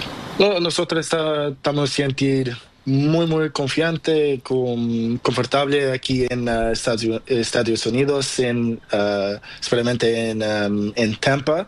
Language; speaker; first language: Spanish; non-native, learner; Portuguese